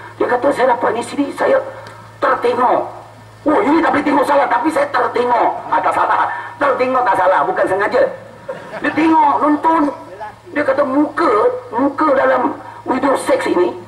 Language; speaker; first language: Malay; non-native, local second language; Chinese